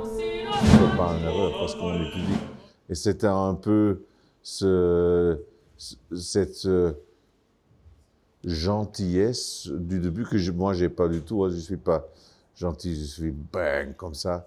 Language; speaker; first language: French; non-native, fluent; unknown